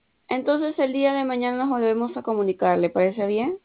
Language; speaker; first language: Spanish; native; Spanish